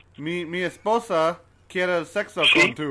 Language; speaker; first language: Spanish; non-native, learner; English